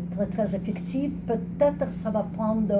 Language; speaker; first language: French; non-native, learner; English